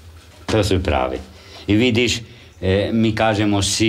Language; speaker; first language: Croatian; non-native, local second language; Hungarian